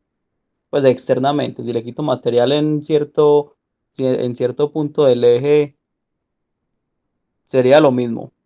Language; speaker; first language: Spanish; native; Spanish